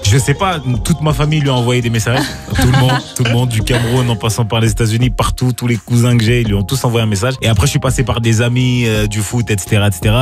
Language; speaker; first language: French; early bilingual, other home language; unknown